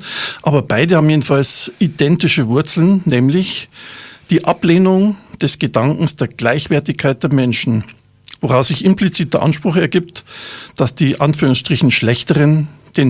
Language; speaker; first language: German; native; German